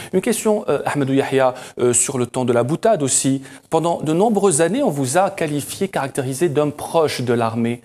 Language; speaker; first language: French; non-native, local second language; Arabic